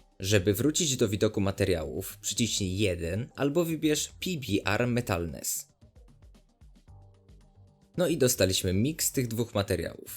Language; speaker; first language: Polish; native; Polish